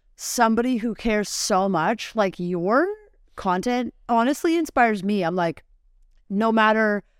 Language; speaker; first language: English; native; English